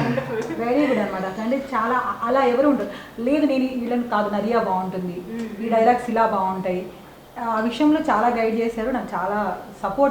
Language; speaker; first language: Telugu; native; Telugu